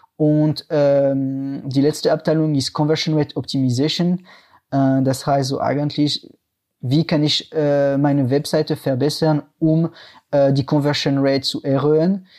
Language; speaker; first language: German; non-native, fluent; French